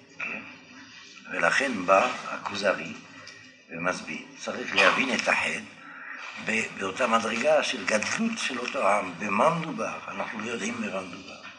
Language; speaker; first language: Hebrew; non-native, fluent; French